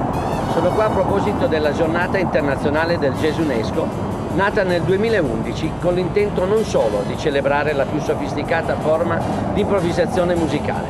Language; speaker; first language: Italian; native; Italian